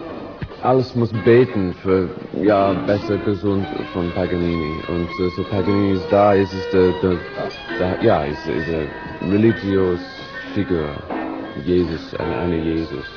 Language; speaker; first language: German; non-native, learner; English